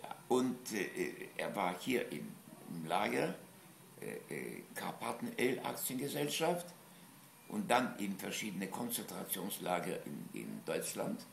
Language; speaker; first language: German; non-native, fluent; Polish